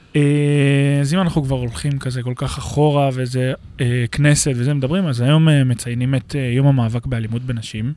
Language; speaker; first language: Hebrew; early bilingual, other home language; Russian